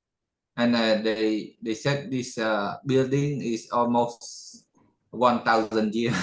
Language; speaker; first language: English; non-native, learner; Khmer